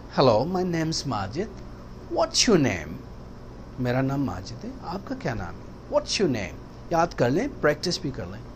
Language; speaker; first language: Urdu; non-native, local second language; Baluchi